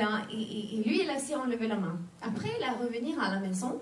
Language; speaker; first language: French; non-native, fluent; Swedish